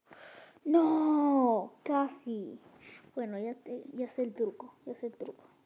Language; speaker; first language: Spanish; early bilingual, other home language; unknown